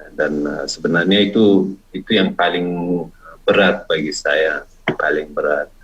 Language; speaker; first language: Indonesian; non-native, fluent; Pashto